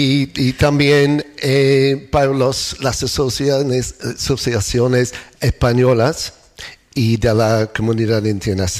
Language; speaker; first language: Spanish; non-native, learner; English